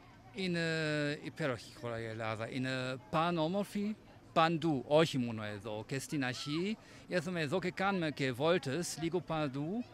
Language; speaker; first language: Greek; non-native, fluent; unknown